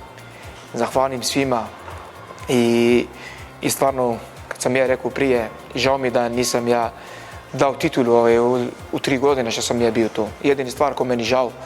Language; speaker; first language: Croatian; non-native, learner; Arabic